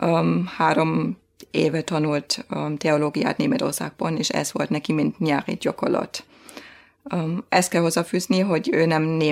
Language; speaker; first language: Hungarian; non-native, fluent; German